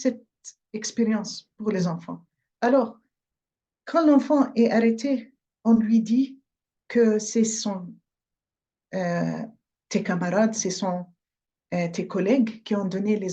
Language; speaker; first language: French; non-native, fluent; Arabic